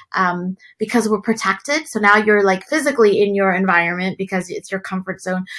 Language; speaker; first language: English; native; English